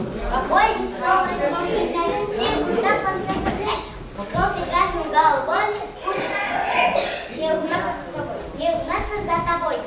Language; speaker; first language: Russian; non-native, learner; Kyrgyz